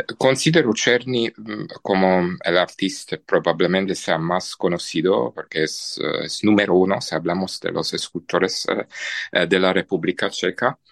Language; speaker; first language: Spanish; non-native, fluent; Czech